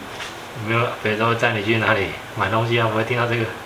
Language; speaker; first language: Chinese; native; Chinese